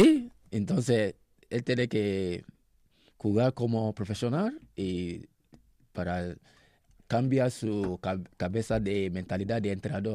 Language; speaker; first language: Spanish; non-native, learner; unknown